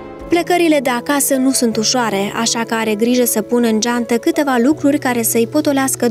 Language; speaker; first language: Romanian; native; Romanian